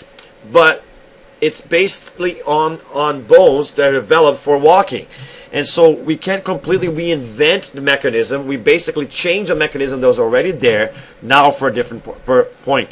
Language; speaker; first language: English; non-native, fluent; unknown